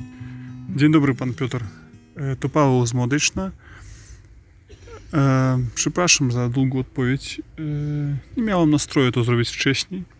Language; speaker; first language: Polish; non-native, learner; Belarusian